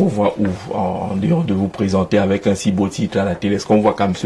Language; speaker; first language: French; native; French